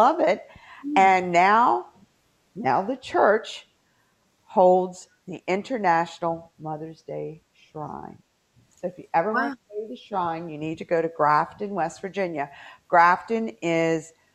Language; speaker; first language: English; native; English